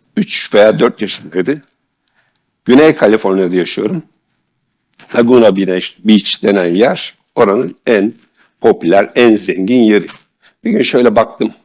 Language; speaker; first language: Turkish; native; Turkish